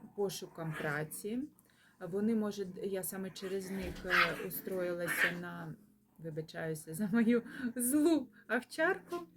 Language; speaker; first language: Ukrainian; non-native, local second language; Russian